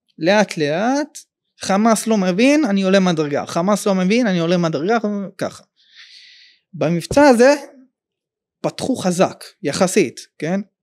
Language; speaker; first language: Hebrew; native; Hebrew